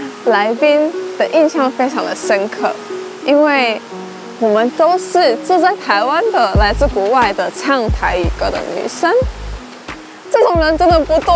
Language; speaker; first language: Chinese; non-native, fluent; English